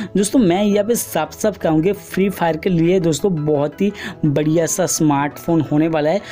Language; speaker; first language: Hindi; non-native, local second language; Bangla